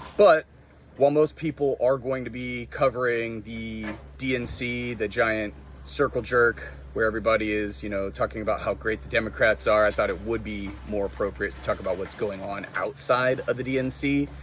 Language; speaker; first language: English; native; English